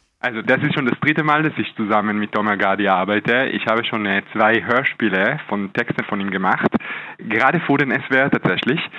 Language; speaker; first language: German; non-native, fluent; Hebrew